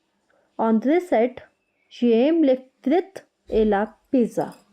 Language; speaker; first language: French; non-native, learner; Hindi